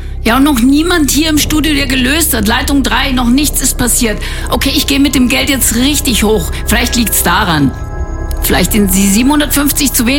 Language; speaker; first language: German; native; German